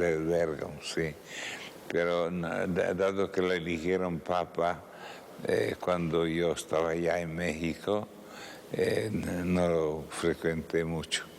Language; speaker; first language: Spanish; non-native, fluent; Italian